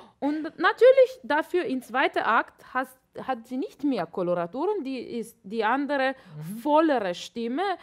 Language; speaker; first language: German; non-native, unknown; Latvian